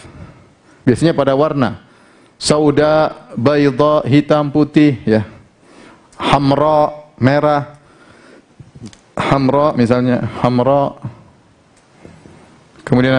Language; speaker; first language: Indonesian; native; Indonesian